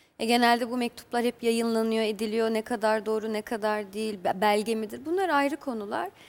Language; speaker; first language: Turkish; native; Turkish